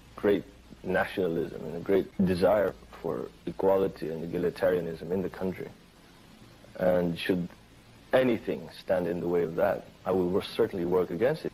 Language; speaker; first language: English; non-native, fluent; Filipino